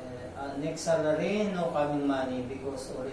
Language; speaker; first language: English; non-native, learner; Filipino